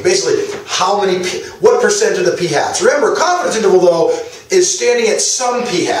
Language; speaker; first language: English; native; English